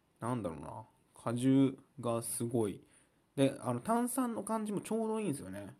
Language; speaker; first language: Japanese; native; Japanese